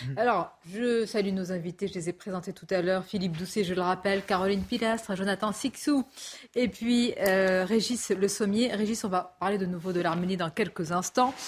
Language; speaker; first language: French; native; French